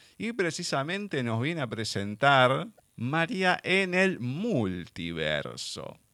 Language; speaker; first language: Spanish; native; Spanish